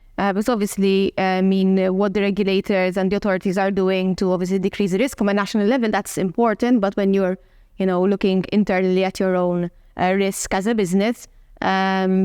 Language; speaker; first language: English; non-native, local second language; Maltese